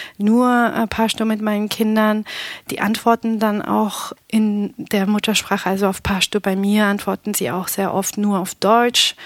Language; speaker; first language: German; non-native, fluent; Pashto